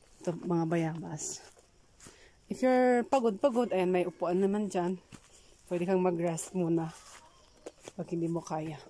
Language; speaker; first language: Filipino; non-native, local second language; Iloko